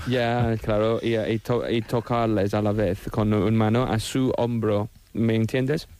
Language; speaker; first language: Spanish; non-native, fluent; English